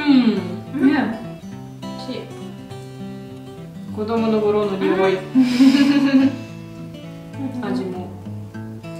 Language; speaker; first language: Japanese; non-native, learner; Russian